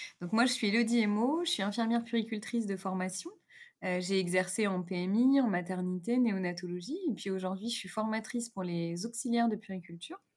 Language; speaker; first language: French; native; French